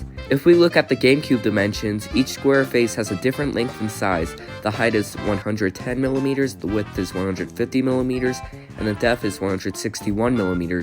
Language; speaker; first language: English; native; English